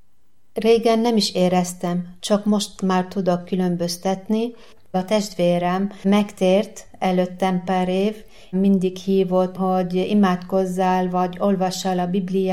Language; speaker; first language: Hungarian; non-native, learner; Arabic